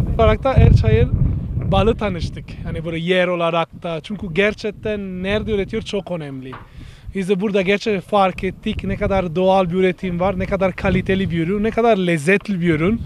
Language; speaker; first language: Turkish; non-native, learner; Italian